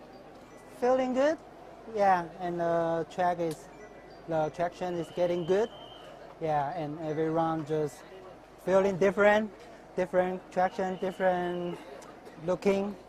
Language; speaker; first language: English; non-native, learner; Chinese